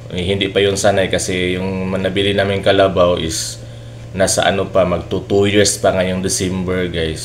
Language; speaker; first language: Filipino; non-native, local second language; Cebuano